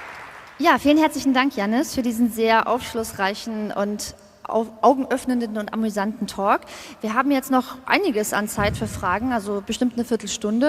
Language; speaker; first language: German; native; German